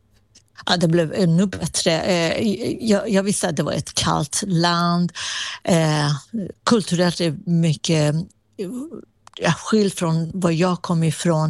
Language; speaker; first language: Swedish; non-native, fluent; Persian